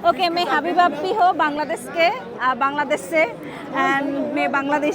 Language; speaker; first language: Hindi; non-native, learner; Bangla